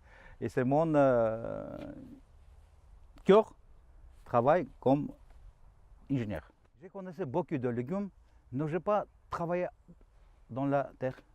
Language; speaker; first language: French; non-native, learner; Albanian